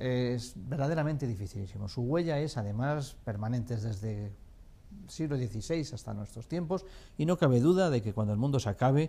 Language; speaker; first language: Spanish; native; Spanish